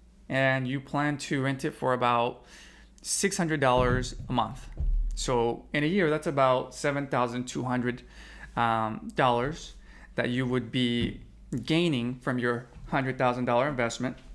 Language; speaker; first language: English; native; English